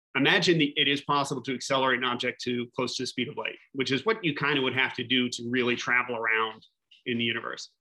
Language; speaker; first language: English; native; English